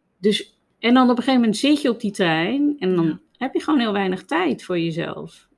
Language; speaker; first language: Dutch; native; Dutch